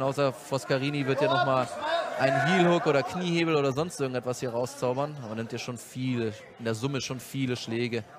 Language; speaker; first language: German; native; German